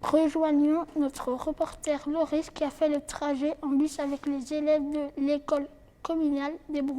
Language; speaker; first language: French; native; French